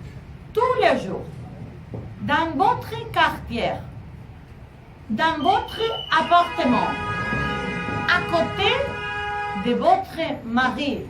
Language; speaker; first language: French; non-native, learner; Spanish